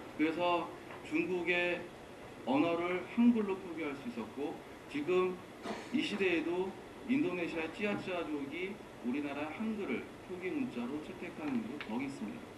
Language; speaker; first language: Korean; native; Korean